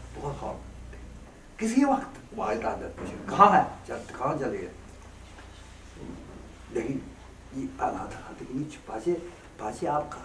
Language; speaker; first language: Urdu; non-native, fluent; Chinese